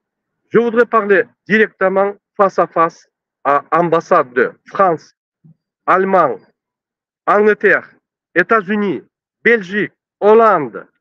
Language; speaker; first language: French; non-native, learner; Turkmen